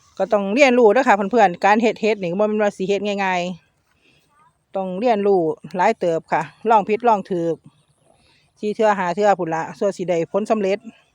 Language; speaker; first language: Thai; native; Thai